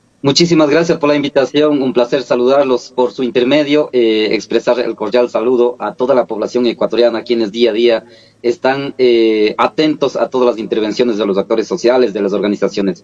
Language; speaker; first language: Spanish; native; Spanish